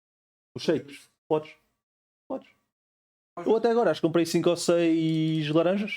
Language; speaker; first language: Portuguese; native; Portuguese